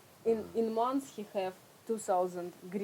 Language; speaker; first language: English; non-native, learner; Russian